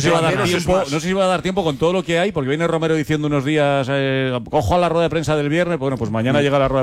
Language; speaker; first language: Spanish; native; Spanish